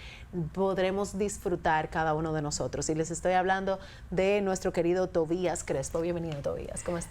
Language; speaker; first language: Spanish; native; Spanish